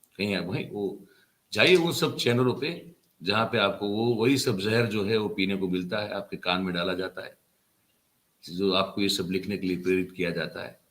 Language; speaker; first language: Hindi; non-native, local second language; Gujarati